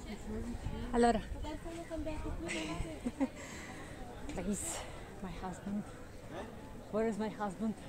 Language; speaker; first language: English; non-native, learner; Russian